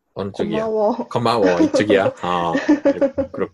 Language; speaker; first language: Korean; non-native, fluent; Japanese